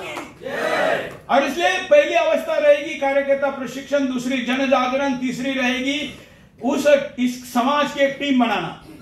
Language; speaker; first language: Hindi; non-native, local second language; Marathi